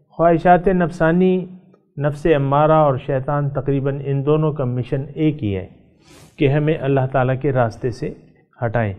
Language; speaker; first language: Urdu; non-native, local second language; Pashto